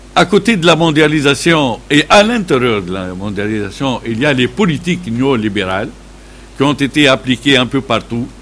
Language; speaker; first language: French; non-native, local second language; Arabic